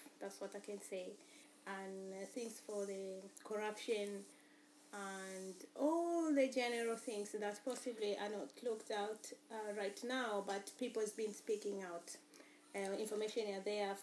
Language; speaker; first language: English; non-native, local second language; Swahili